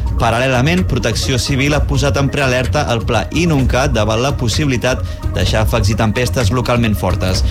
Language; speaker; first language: Catalan; native; Catalan